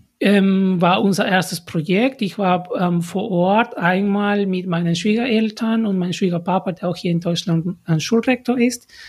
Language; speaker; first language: German; non-native, fluent; Spanish